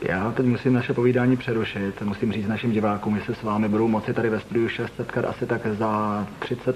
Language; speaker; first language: Czech; native; Czech